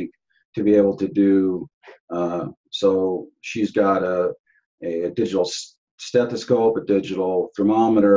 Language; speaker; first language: English; native; English